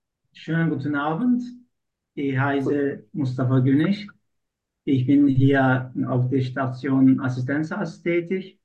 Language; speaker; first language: German; non-native, learner; Turkish